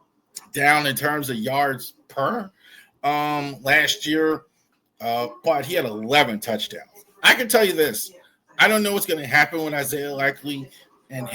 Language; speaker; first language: English; native; English